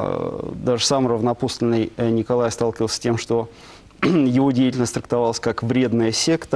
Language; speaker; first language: Russian; native; Russian